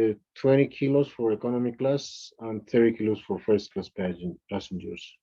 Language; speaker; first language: English; non-native, fluent; Spanish